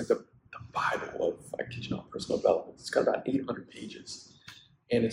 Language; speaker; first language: English; native; English